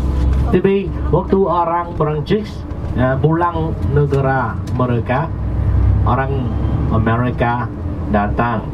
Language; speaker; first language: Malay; non-native, learner; Vietnamese